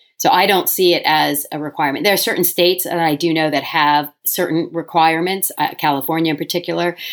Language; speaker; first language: English; native; English